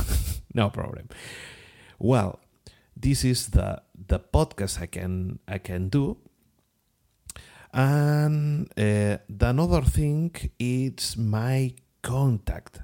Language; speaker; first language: English; non-native, learner; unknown